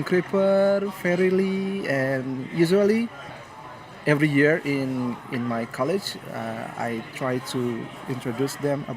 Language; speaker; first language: English; non-native, learner; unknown